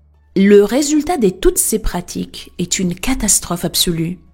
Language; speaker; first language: French; native; French